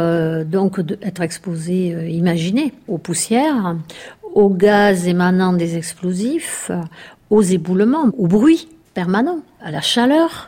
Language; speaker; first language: French; native; French